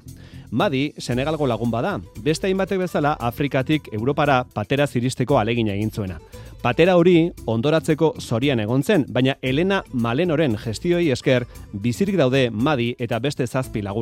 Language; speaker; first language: Basque; native; Basque